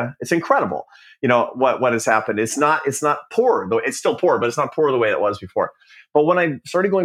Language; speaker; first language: English; native; English